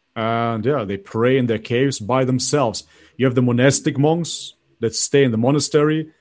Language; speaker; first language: English; non-native, fluent; Macedonian